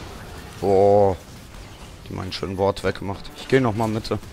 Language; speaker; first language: German; native; German